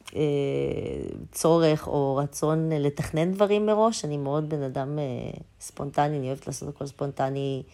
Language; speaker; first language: Hebrew; early bilingual, other home language; Azerbaijani